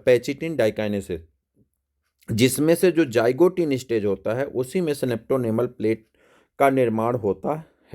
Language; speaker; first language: Hindi; native; Hindi